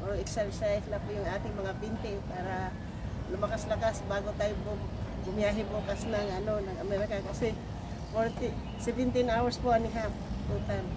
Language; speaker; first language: Filipino; non-native, local second language; Cebuano